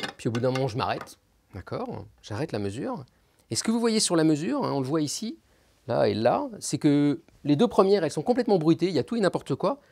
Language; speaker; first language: French; native; French